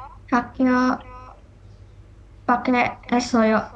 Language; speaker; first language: Korean; non-native, learner; Indonesian